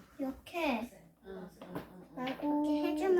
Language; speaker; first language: Korean; native; Korean